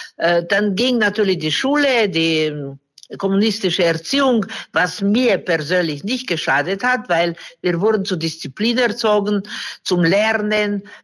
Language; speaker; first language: German; non-native, fluent; Romanian